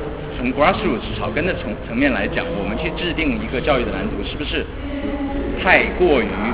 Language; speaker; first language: Chinese; native; Chinese